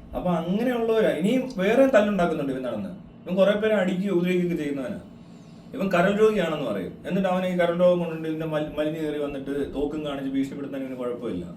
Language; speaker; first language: Malayalam; native; Malayalam